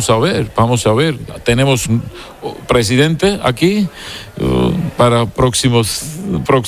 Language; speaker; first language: Spanish; non-native, fluent; Georgian